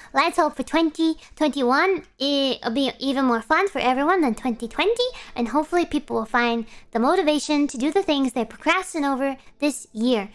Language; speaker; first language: English; native; English